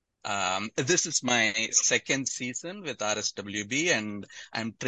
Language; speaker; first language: English; non-native, local second language; Tamil